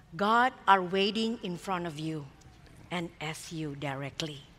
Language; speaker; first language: English; non-native, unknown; Indonesian